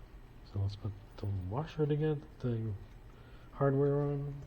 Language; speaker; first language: English; native; English